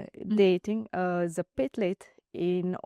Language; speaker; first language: Slovenian; non-native, learner; Divehi